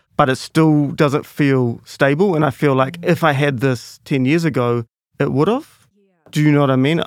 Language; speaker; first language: English; native; English